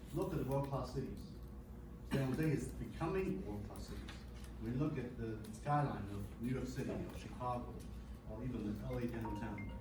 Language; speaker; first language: English; non-native, local second language; Cantonese